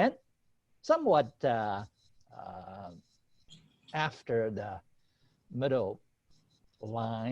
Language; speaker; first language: English; non-native, fluent; Chinese